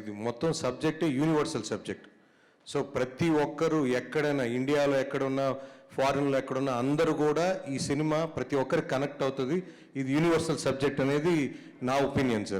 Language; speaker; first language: Telugu; native; Telugu